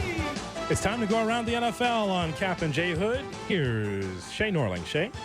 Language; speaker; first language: English; native; English